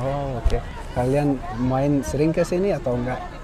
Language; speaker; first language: Indonesian; non-native, fluent; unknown